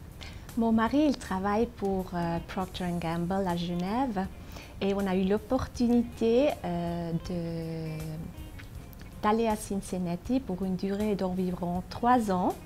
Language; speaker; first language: French; non-native, local second language; German